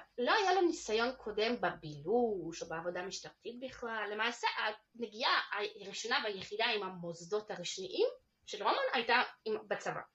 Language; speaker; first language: Hebrew; early bilingual, other home language; Russian